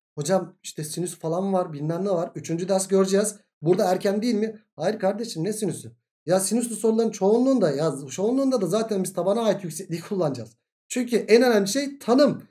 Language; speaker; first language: Turkish; native; Turkish